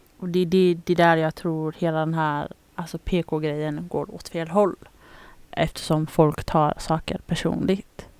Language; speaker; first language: Swedish; early bilingual, other home language; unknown